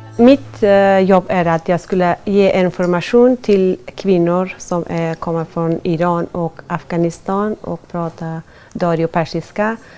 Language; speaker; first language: Swedish; non-native, fluent; Persian